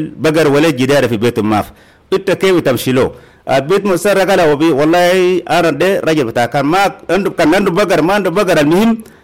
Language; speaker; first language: Arabic; non-native, local second language; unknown